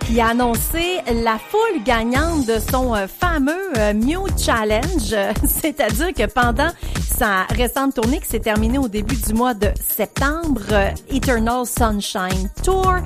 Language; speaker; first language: French; native; French